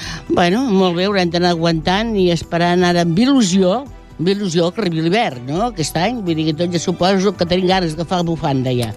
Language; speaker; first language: Catalan; native; Catalan